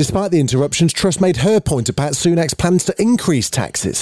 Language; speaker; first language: English; native; English